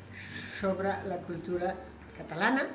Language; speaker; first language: Catalan; non-native, learner; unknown